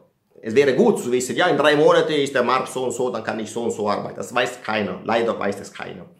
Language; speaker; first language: German; non-native, fluent; Italian